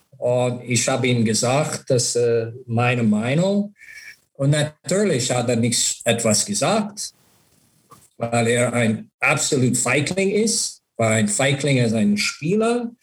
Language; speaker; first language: German; non-native, learner; English